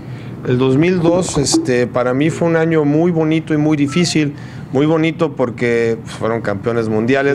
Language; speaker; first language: Spanish; native; Spanish